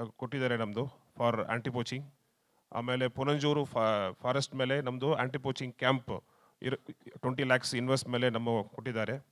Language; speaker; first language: Kannada; non-native, learner; Tamil